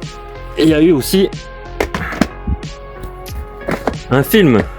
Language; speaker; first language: French; native; French